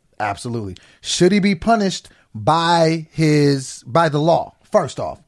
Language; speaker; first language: English; native; English